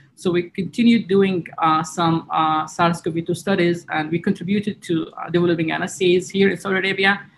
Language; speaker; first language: English; non-native, fluent; Arabic